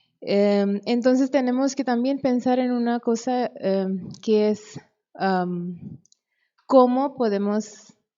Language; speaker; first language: Spanish; non-native, fluent; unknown